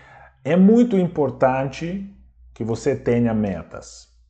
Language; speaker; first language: Portuguese; non-native, fluent; Russian